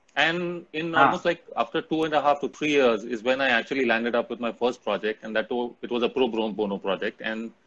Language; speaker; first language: English; non-native, local second language; Hindi